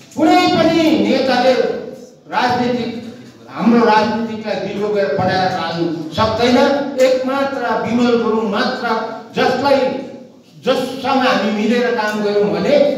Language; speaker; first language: Nepali; native; Nepali